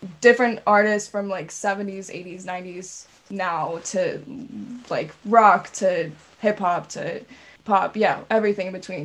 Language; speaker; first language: English; native; English